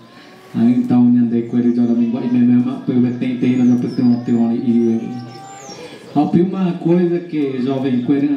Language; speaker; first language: Portuguese; non-native, local second language; Guarani